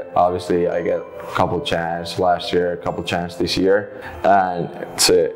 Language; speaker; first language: English; non-native, fluent; Finnish